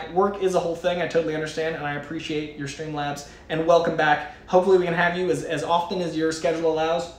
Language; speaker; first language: English; native; English